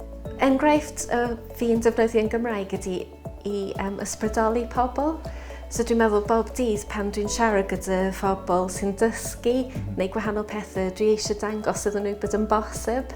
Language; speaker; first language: Welsh; non-native, fluent; English